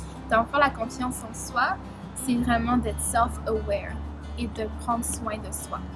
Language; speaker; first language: French; early bilingual, other home language; Haitian Creole